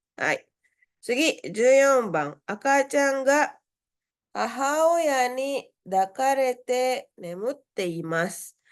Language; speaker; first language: Japanese; non-native, fluent; Indonesian